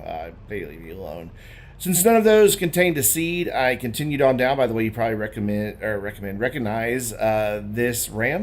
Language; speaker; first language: English; native; English